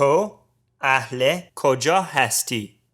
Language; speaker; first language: Persian; non-native, learner; English